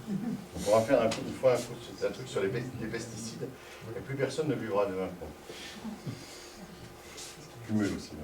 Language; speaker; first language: French; native; French